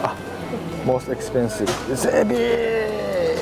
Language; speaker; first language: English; non-native, learner; Japanese